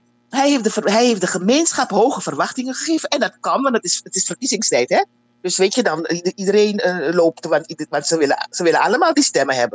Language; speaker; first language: Dutch; native; Dutch